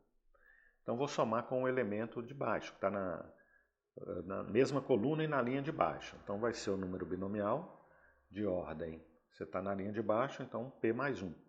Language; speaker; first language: Portuguese; native; Portuguese